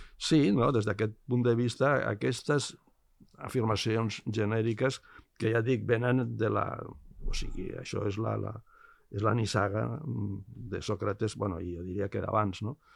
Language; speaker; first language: Catalan; non-native, local second language; Spanish